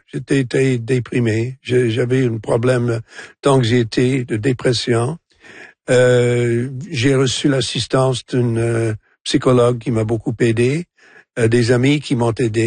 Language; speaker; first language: French; non-native, local second language; English